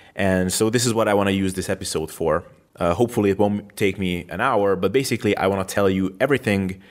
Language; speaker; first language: English; non-native, fluent; Hungarian